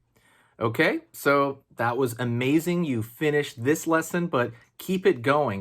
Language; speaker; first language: English; native; English